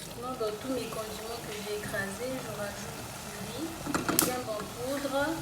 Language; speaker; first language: French; non-native, local second language; Lingala